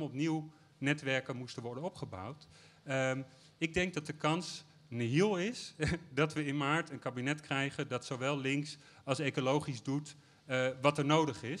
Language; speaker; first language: Dutch; native; Dutch